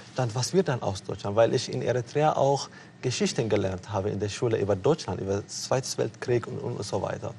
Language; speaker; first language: German; non-native, fluent; Tigrinya